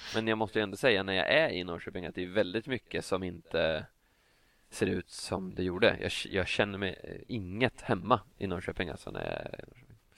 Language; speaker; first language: Swedish; native; Swedish